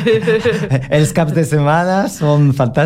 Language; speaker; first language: Catalan; non-native, learner; French